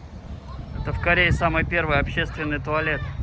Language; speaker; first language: Russian; native; Russian